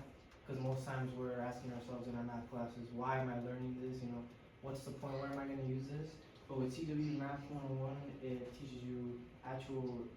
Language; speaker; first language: English; early bilingual, other home language; Spanish